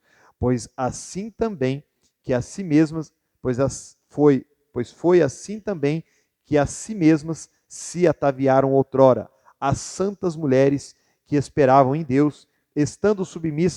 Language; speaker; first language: Portuguese; native; Portuguese